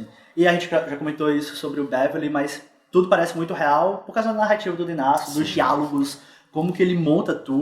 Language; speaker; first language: Portuguese; native; Portuguese